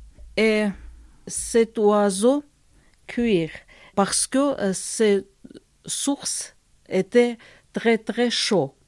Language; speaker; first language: French; non-native, learner; Georgian